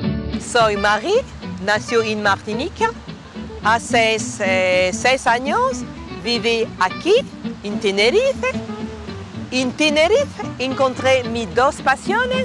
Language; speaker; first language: Spanish; non-native, learner; French